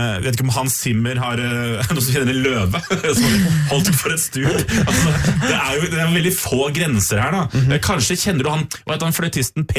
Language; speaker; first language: Norwegian; native; Norwegian